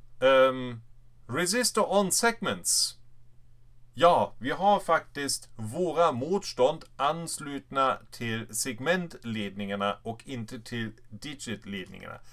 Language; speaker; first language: Swedish; non-native, fluent; German